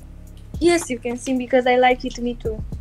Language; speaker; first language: English; non-native, learner; Romanian